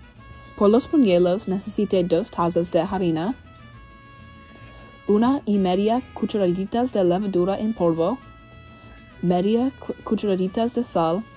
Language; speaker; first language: Spanish; non-native, learner; English